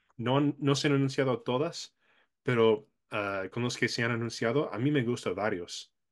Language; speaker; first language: Spanish; non-native, fluent; English